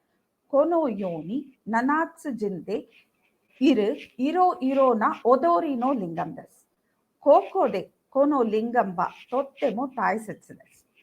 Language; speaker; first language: Japanese; non-native, learner; Tamil